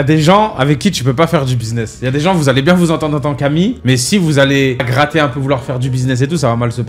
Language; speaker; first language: French; native; French